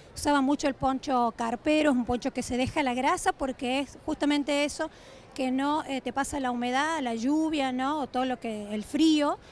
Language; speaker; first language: Spanish; native; Spanish